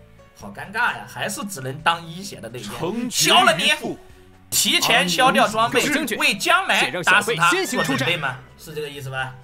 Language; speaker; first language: Chinese; native; Chinese